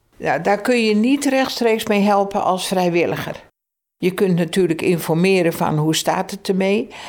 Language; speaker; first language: Dutch; native; Dutch